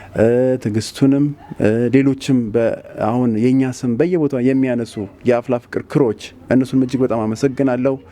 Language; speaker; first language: Amharic; native; Amharic